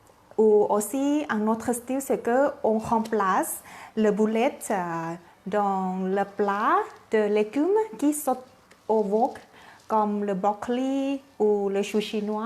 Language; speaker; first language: French; non-native, fluent; Thai